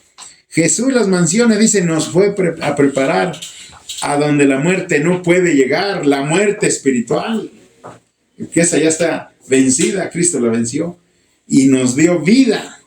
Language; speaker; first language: Spanish; native; Spanish